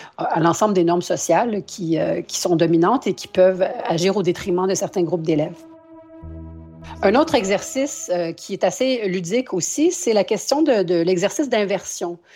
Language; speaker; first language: French; native; French